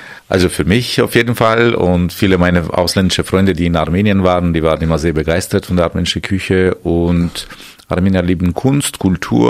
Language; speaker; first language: German; non-native, fluent; Armenian